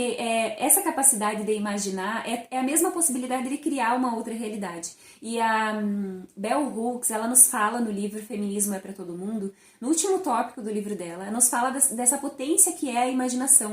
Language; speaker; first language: Portuguese; native; Portuguese